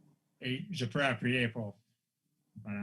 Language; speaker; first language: French; non-native, local second language; English